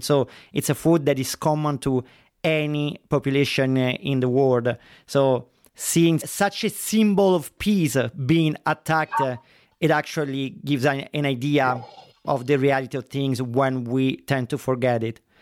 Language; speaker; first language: English; non-native, fluent; Italian